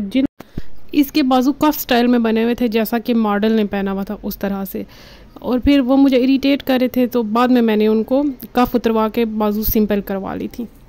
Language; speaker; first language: Urdu; native; Urdu